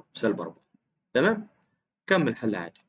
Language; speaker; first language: Arabic; native; Arabic